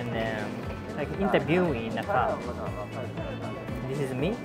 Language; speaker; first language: English; non-native, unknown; Japanese